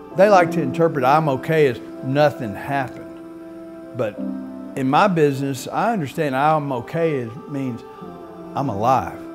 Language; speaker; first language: English; native; English